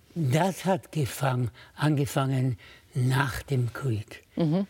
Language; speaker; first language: German; native; German